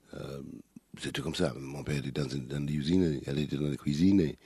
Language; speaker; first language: French; non-native, fluent; English